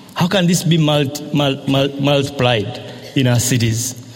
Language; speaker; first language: English; non-native, local second language; Ganda